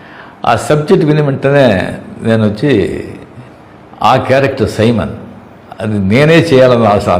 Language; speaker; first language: Telugu; non-native, local second language; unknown